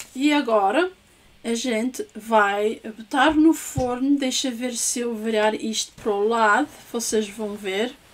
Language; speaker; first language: Portuguese; early bilingual, heritage; English